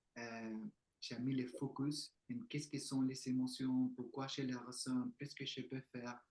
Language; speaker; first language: French; non-native, learner; Spanish